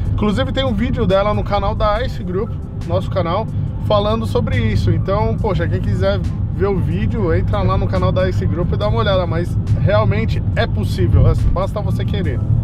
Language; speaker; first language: Portuguese; native; Portuguese